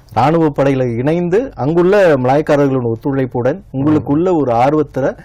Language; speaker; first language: Tamil; early bilingual, heritage; Tamil